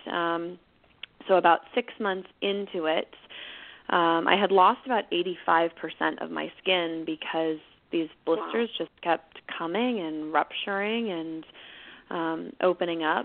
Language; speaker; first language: English; native; English